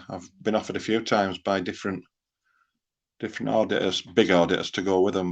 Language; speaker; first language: English; native; English